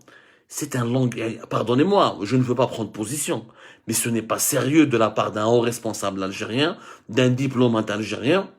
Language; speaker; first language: French; non-native, local second language; Arabic